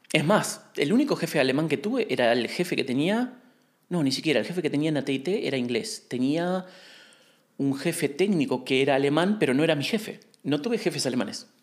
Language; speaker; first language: Spanish; native; Spanish